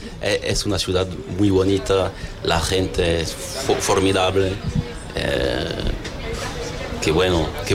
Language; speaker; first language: Spanish; non-native, learner; French